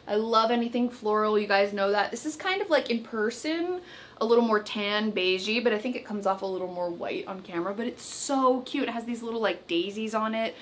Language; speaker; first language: English; native; English